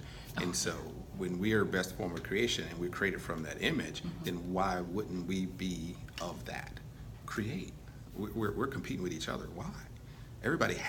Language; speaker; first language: English; native; English